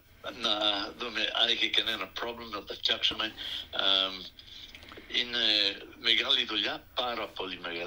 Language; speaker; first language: Greek; early bilingual, other home language; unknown